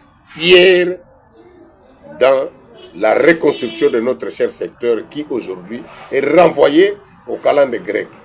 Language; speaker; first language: French; non-native, local second language; Kongo